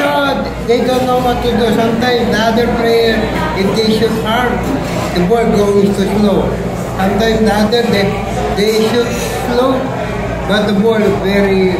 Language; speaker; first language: English; non-native, learner; Filipino